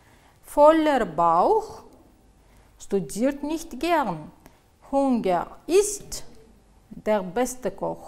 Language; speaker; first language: German; non-native, fluent; Uzbek